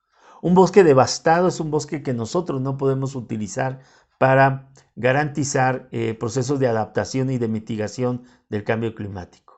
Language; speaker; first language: Spanish; native; Spanish